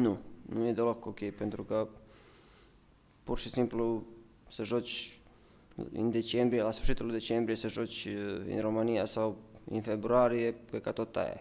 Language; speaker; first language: Romanian; non-native, fluent; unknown